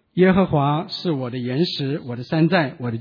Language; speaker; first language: Chinese; native; Chinese